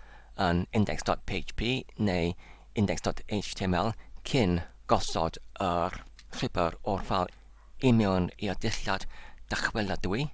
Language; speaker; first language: Welsh; non-native, learner; English